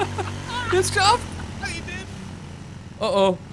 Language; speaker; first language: German; native; German